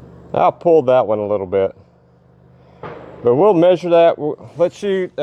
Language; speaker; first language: English; native; English